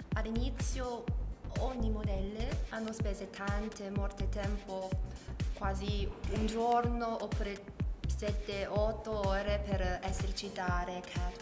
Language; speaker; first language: Italian; non-native, learner; Chinese